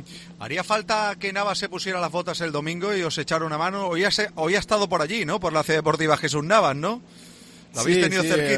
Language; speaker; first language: Spanish; native; Spanish